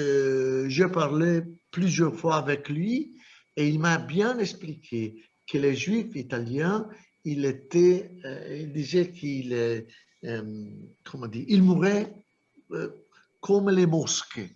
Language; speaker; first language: French; non-native, fluent; Italian